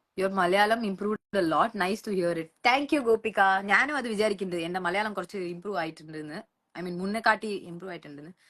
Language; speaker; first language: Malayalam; non-native, local second language; Tamil